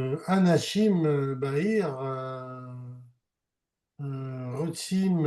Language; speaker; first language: Hebrew; non-native, learner; French